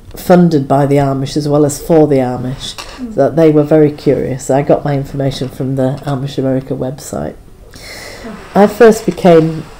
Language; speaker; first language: English; native; English